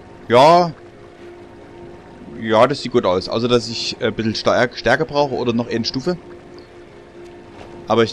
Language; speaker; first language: German; native; German